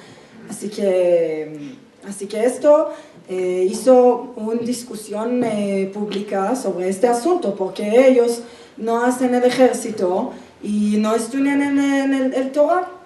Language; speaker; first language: Spanish; non-native, fluent; Hebrew